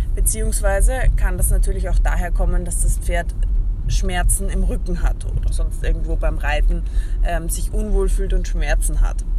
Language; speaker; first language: German; native; German